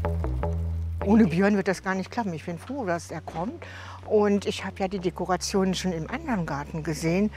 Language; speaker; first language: German; native; German